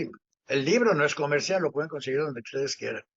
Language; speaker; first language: Spanish; native; Spanish